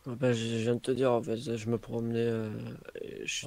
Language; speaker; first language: French; native; French